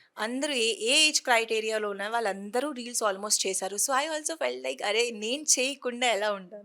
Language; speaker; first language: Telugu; non-native, fluent; Hindi